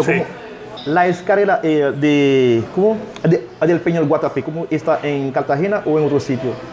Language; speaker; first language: Spanish; non-native, fluent; Haitian Creole